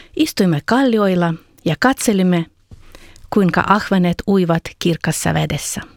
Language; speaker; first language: Finnish; non-native, fluent; Ukrainian